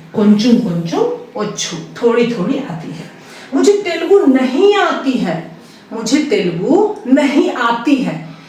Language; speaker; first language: Hindi; native; Hindi